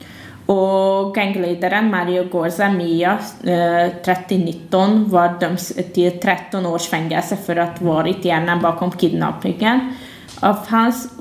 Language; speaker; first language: Swedish; non-native, fluent; Hungarian